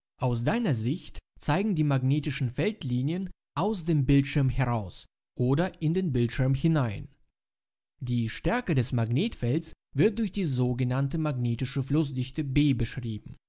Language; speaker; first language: German; native; German